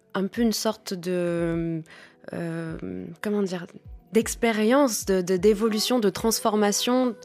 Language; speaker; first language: French; native; French